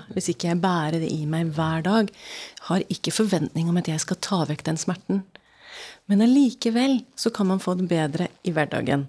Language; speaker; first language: Norwegian; early bilingual, other home language; English